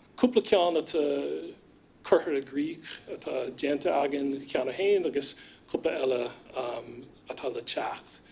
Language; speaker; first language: Irish; non-native, fluent; English